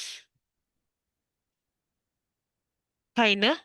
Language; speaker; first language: German; non-native, learner; Indonesian